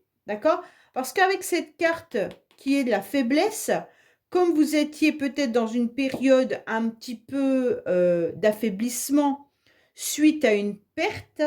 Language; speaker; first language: French; native; French